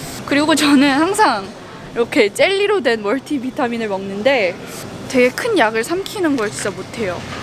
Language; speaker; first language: Korean; native; Korean